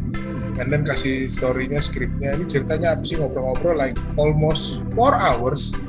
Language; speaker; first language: Indonesian; native; Indonesian